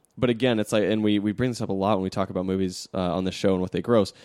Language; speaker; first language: English; native; English